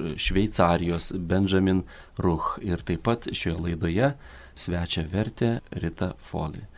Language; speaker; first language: Lithuanian; native; Lithuanian